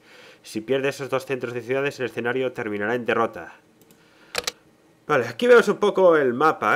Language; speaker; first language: Spanish; native; Spanish